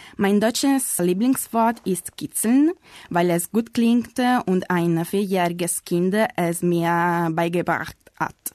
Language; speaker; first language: German; non-native, fluent; Italian